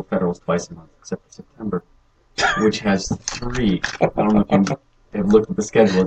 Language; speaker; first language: English; native; English